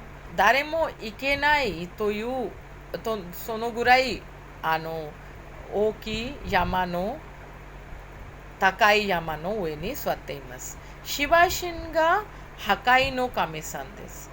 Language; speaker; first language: Japanese; non-native, fluent; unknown